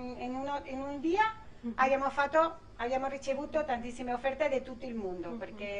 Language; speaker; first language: Italian; non-native, learner; Spanish